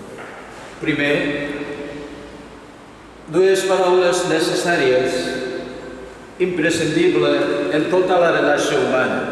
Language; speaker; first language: Catalan; non-native, fluent; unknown